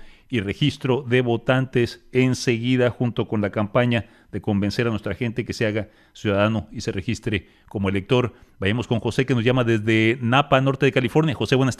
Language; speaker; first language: Spanish; native; Spanish